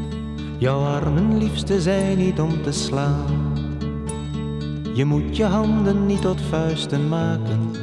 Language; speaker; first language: Dutch; native; Dutch